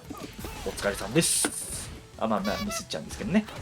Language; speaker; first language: Japanese; native; Japanese